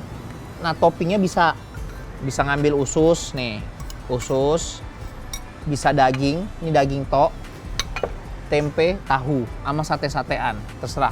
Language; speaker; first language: Indonesian; native; Indonesian